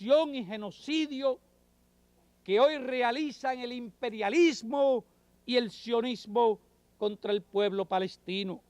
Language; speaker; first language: Spanish; native; Spanish